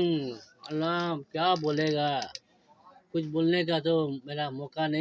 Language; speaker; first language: Hindi; non-native, local second language; Bangla